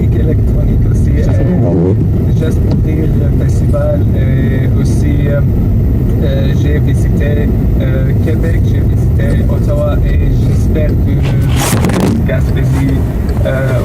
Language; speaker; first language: French; non-native, learner; Arabic